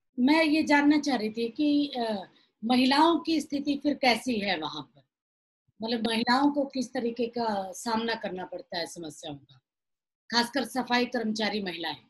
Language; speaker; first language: Hindi; native; Hindi